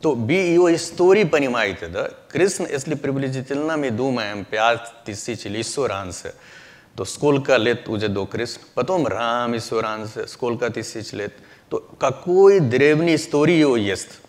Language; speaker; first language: Russian; non-native, learner; Hindi